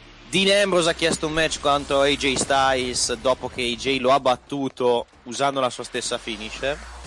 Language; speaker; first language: Italian; native; Italian